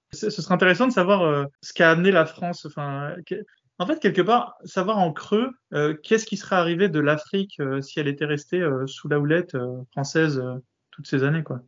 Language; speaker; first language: French; native; French